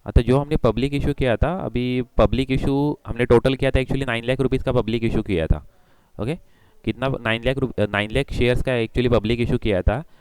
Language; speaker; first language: Hindi; non-native, local second language; Marathi